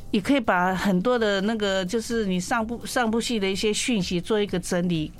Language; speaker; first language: Chinese; non-native, local second language; Min Nan Chinese